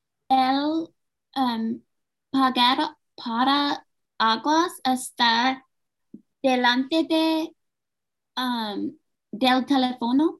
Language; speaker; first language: Spanish; non-native, learner; English